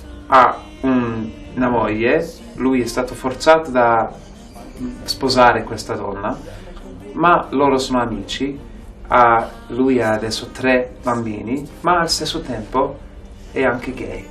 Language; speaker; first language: Italian; non-native, fluent; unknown